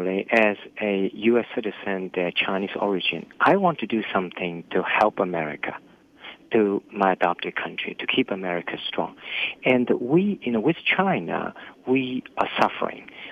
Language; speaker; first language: English; non-native, fluent; Chinese